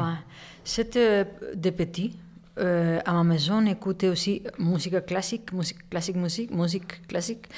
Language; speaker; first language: French; non-native, learner; Spanish